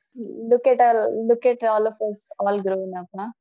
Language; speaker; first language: English; non-native, local second language; Hindi